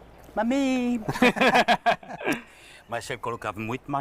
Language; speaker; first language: Portuguese; non-native, learner; French